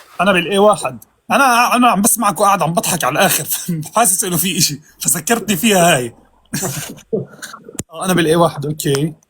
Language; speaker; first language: Arabic; native; Arabic